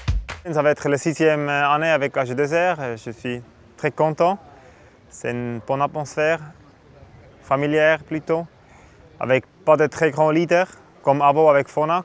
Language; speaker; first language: French; non-native, fluent; German